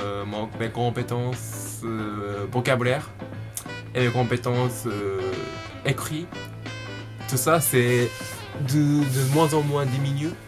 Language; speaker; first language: French; non-native, learner; Japanese